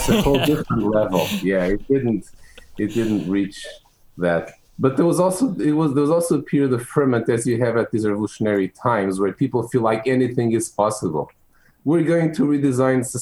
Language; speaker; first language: English; non-native, fluent; Portuguese